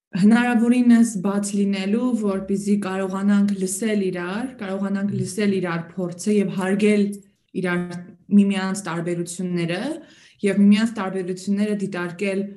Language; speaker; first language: Armenian; native; Armenian